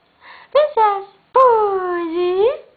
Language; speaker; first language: Greek; non-native, learner; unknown